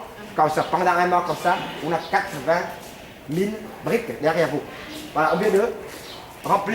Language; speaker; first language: French; non-native, fluent; Vietnamese